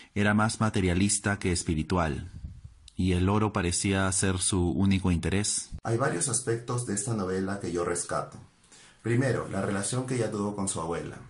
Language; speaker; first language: Spanish; native; Spanish